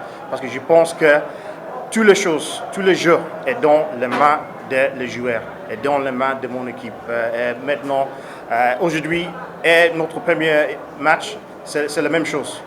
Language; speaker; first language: French; non-native, learner; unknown